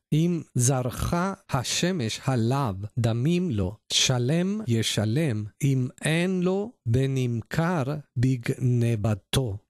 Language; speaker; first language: Hebrew; non-native, learner; Spanish